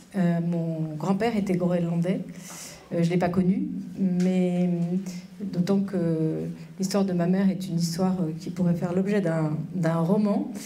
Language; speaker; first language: French; native; French